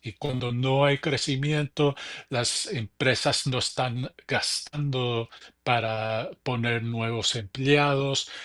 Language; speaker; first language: Spanish; early bilingual, heritage; English